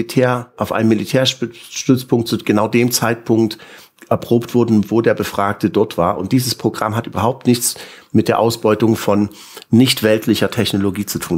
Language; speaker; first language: German; native; German